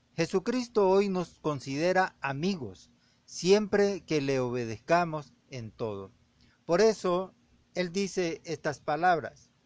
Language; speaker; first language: Spanish; native; Spanish